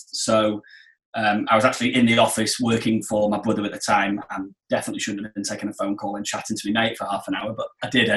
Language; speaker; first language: English; native; English